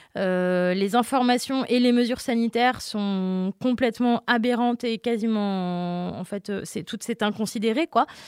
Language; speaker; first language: French; native; French